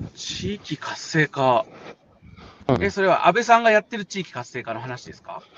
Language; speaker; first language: Japanese; native; Japanese